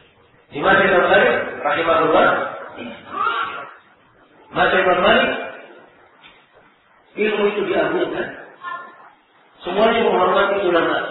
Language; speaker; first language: Indonesian; native; Indonesian